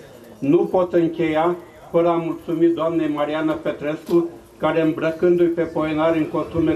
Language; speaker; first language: Romanian; native; Romanian